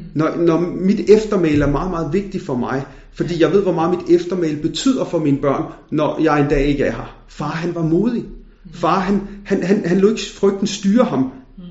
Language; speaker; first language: Danish; early bilingual, other home language; Punjabi